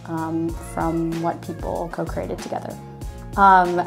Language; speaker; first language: English; native; English